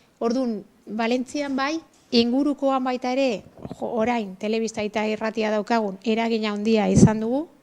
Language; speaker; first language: Basque; non-native, local second language; Spanish